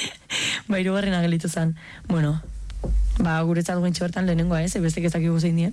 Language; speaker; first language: Basque; native; Basque